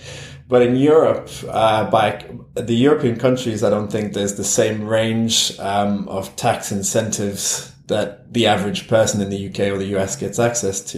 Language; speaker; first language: English; native; English